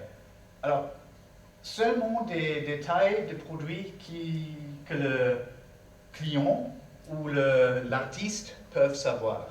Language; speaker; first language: French; non-native, learner; German